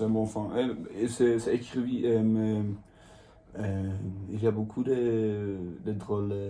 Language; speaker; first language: French; non-native, learner; Swedish